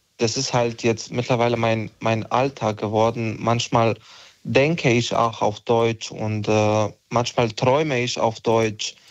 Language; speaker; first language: German; non-native, fluent; Bosnian